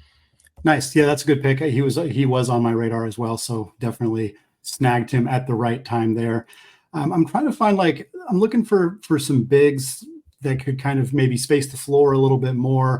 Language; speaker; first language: English; native; English